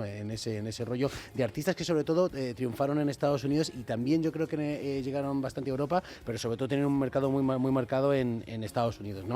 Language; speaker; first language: Spanish; native; Spanish